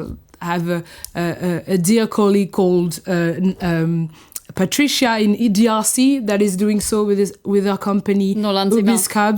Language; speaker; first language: English; non-native, fluent; French